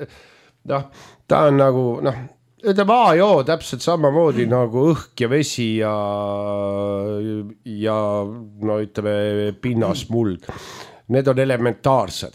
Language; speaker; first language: Estonian; native; Estonian